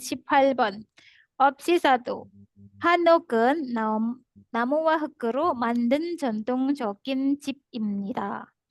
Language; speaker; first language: Korean; non-native, fluent; Indonesian